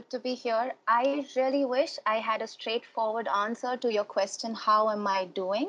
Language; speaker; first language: English; non-native, local second language; Hindi